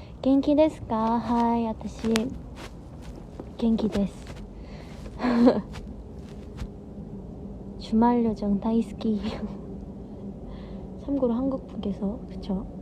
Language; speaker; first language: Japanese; non-native, learner; Korean